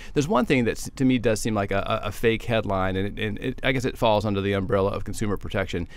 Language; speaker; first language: English; native; English